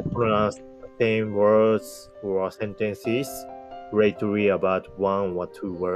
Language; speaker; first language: English; non-native, learner; Japanese